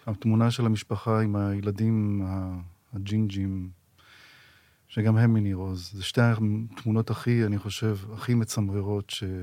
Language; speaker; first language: Hebrew; native; Hebrew